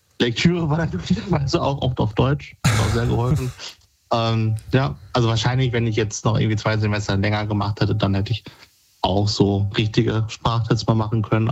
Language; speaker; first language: German; native; German